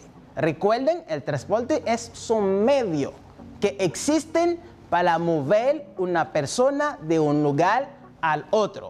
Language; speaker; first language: Spanish; non-native, fluent; French